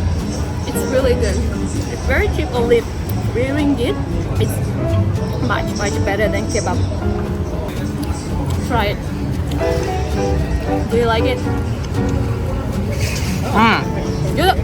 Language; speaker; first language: English; non-native, learner; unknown